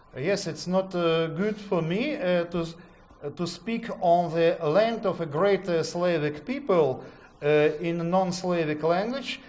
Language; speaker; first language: English; non-native, fluent; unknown